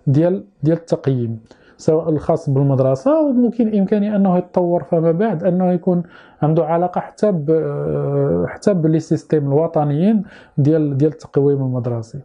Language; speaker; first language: Arabic; native; Arabic